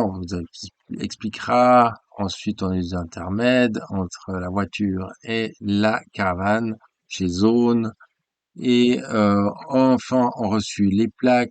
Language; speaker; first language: French; native; French